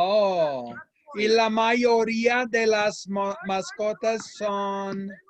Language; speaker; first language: Spanish; non-native, fluent; English